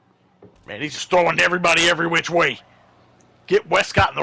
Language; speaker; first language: English; native; English